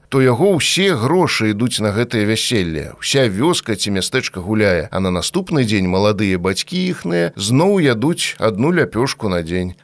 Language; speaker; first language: Belarusian; native; Belarusian